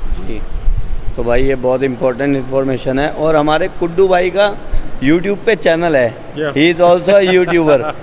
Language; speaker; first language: Hindi; native; Hindi